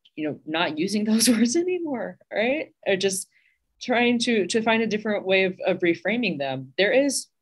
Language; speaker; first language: English; native; English